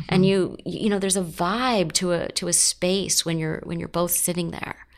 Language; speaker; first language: English; native; English